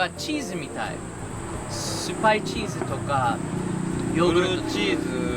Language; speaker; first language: Japanese; non-native, fluent; English